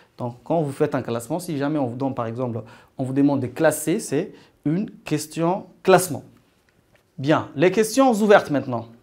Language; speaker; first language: French; non-native, local second language; Arabic